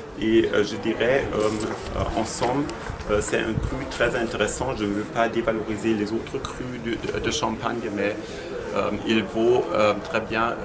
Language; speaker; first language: French; non-native, fluent; German